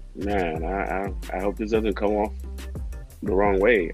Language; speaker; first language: English; non-native, fluent; Haitian Creole